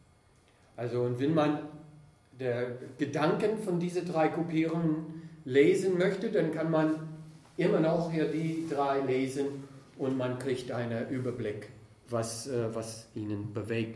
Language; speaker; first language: German; non-native, fluent; English